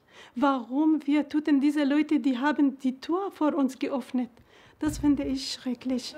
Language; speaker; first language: German; non-native, learner; Arabic